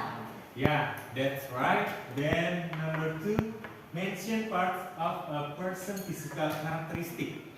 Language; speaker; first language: English; non-native, learner; Indonesian